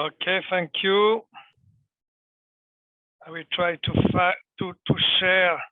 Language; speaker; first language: English; non-native, fluent; French